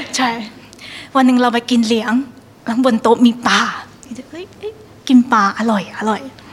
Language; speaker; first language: Thai; non-native, fluent; Chinese